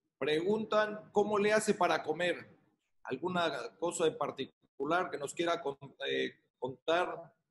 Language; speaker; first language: Spanish; native; Spanish